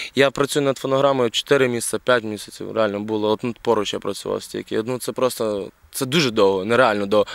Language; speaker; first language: Ukrainian; native; Ukrainian